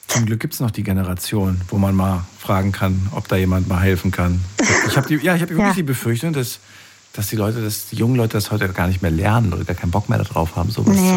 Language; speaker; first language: German; native; German